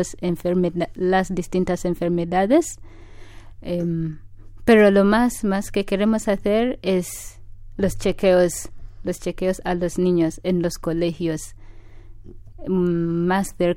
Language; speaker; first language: Spanish; non-native, fluent; Ganda